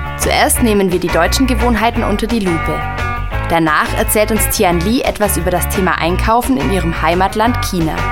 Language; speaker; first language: German; native; German